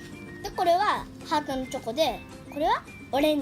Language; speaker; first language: Japanese; early bilingual, heritage; Japanese